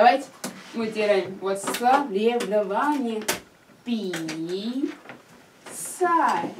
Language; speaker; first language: Russian; non-native, learner; Chinese